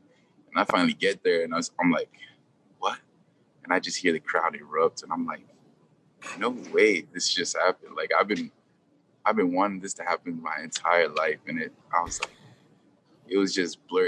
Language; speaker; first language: English; native; English